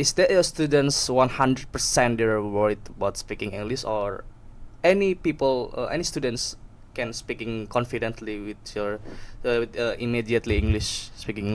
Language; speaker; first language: English; non-native, learner; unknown